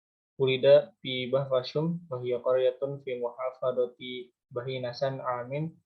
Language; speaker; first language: Arabic; non-native, learner; Indonesian